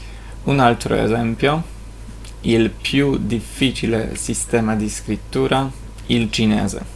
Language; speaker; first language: Italian; non-native, fluent; Polish